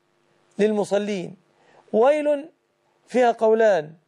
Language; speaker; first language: Arabic; native; Arabic